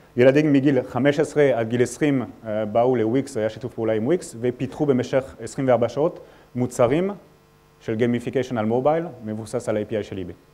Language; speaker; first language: Hebrew; non-native, fluent; French